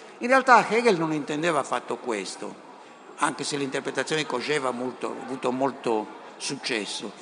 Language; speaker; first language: Italian; native; Italian